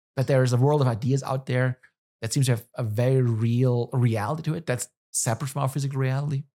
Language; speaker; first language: English; non-native, fluent; German